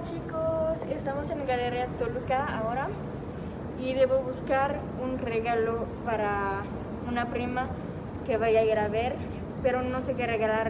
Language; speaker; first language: Spanish; non-native, learner; French